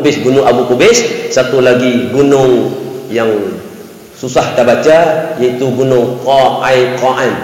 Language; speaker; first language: Malay; non-native, local second language; Achinese